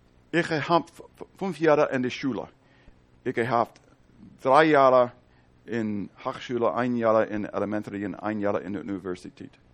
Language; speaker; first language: German; non-native, learner; English